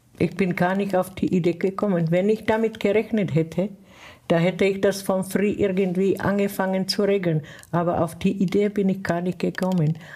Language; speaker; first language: German; non-native, fluent; Czech